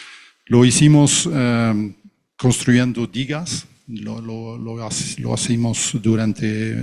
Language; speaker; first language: Spanish; non-native, fluent; Dutch